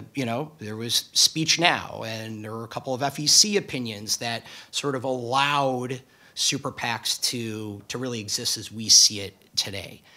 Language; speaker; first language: English; native; English